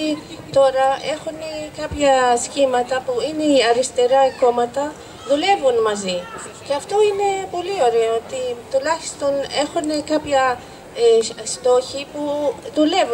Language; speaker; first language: Greek; non-native, fluent; Arabic